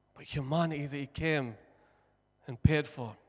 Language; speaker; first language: English; native; English